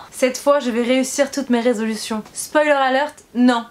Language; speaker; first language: French; native; French